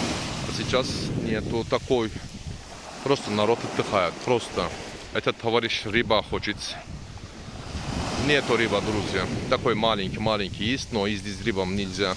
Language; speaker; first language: Russian; non-native, learner; Turkish